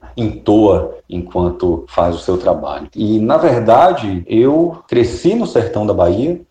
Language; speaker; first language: Portuguese; native; Portuguese